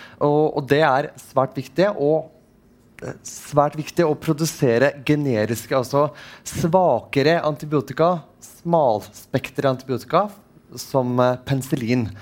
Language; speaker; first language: Norwegian; non-native, fluent; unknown